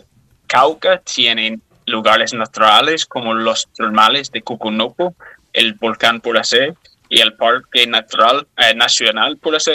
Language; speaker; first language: Spanish; non-native, fluent; English